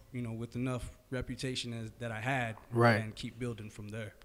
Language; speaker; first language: English; native; English